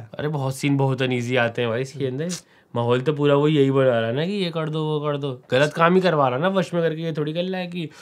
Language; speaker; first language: Hindi; native; Hindi